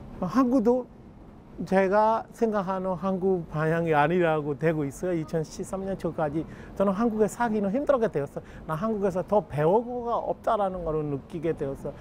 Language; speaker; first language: Korean; non-native, fluent; Burmese